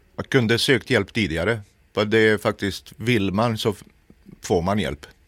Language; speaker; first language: Swedish; native; Swedish